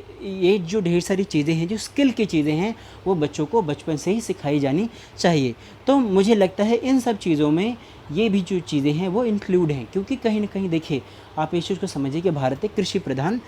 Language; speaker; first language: Hindi; native; Hindi